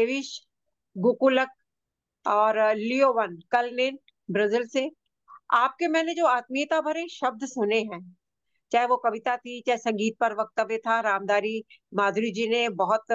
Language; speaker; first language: Hindi; native; Hindi